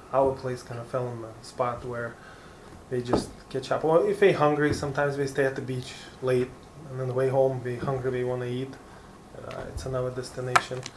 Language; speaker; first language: English; non-native, fluent; Lithuanian